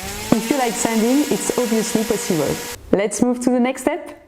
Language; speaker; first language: English; non-native, fluent; French